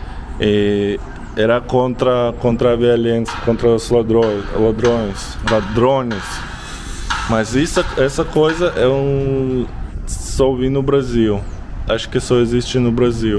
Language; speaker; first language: Portuguese; non-native, learner; Russian